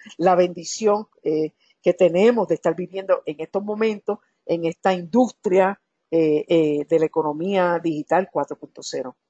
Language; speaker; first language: Spanish; native; Spanish